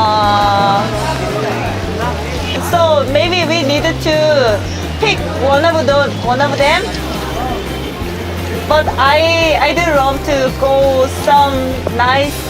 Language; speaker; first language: English; non-native, learner; Korean